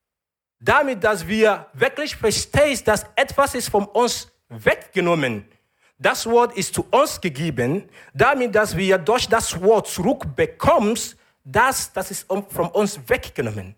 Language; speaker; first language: German; non-native, learner; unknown